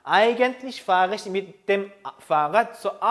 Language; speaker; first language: German; non-native, fluent; Korean